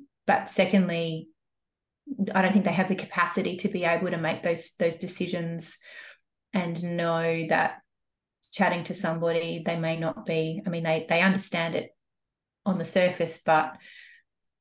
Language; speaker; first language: English; native; English